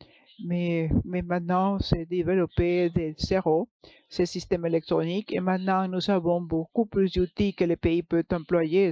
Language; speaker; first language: French; non-native, fluent; English